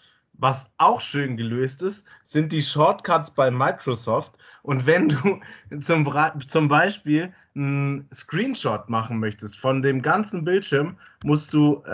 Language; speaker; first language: German; native; German